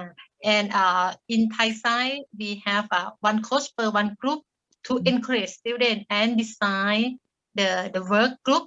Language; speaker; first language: English; non-native, learner; Thai